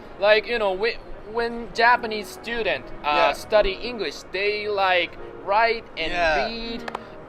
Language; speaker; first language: English; non-native, fluent; Japanese